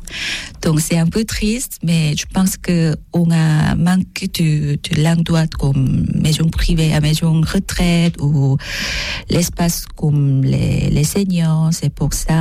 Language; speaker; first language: French; non-native, learner; Korean